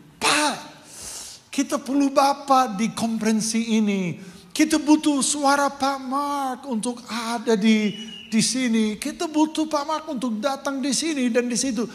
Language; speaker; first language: Indonesian; non-native, fluent; English